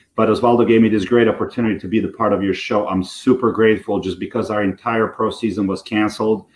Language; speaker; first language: English; non-native, fluent; Serbian